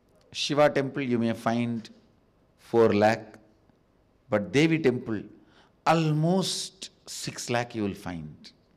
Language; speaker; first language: English; non-native, local second language; Tamil